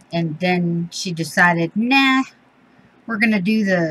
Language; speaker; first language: English; native; English